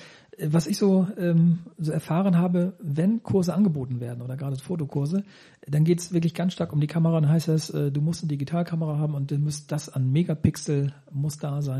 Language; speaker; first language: German; native; German